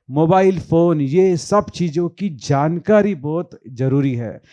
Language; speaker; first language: Hindi; non-native, local second language; Marathi